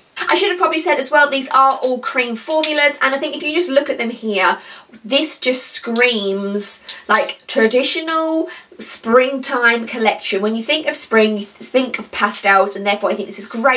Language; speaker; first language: English; native; English